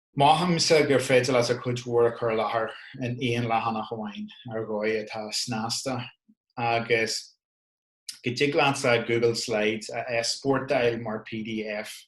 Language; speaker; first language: Irish; non-native, local second language; English